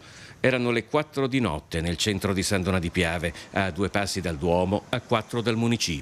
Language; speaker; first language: Italian; native; Italian